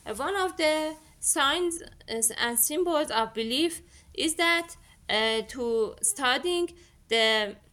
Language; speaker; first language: English; non-native, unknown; Persian